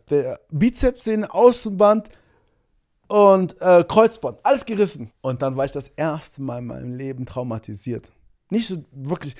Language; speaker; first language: German; early bilingual, other home language; Portuguese